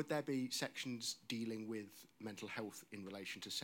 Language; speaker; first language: English; native; English